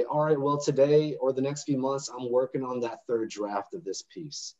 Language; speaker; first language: English; native; English